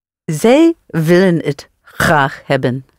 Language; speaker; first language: Dutch; non-native, learner; English